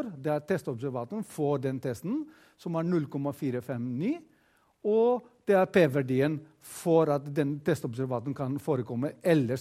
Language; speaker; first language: Norwegian; non-native, fluent; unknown